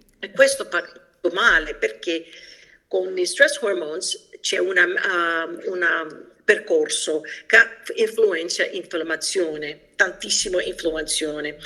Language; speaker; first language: Italian; early bilingual, heritage; Italian